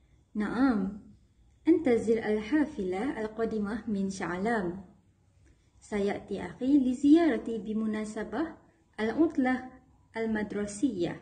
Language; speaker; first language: Arabic; non-native, learner; Malay